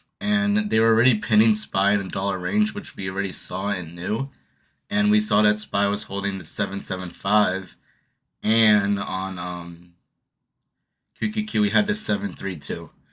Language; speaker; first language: English; native; English